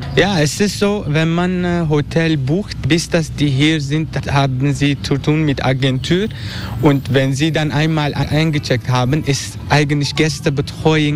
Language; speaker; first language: German; non-native, learner; Turkish